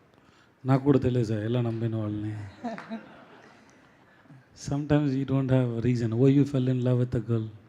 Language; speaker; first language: Telugu; non-native, learner; Tamil